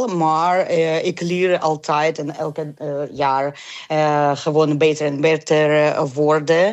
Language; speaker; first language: Dutch; non-native, learner; Ukrainian